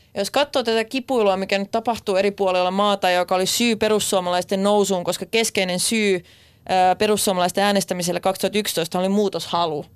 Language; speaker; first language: Finnish; non-native, local second language; Swedish